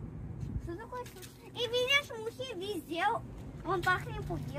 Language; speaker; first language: Russian; early bilingual, heritage; Russian